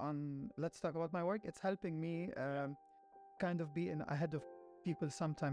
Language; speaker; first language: English; non-native, fluent; Arabic